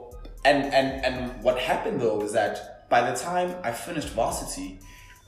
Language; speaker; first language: English; non-native, local second language; Zulu